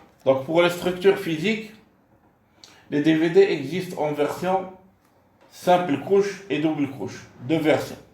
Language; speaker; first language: French; non-native, local second language; Arabic